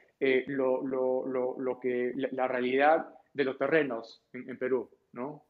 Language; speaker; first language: Spanish; early bilingual, heritage; Spanish